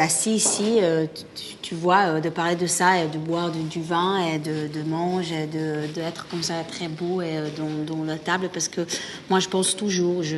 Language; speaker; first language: French; non-native, learner; Hebrew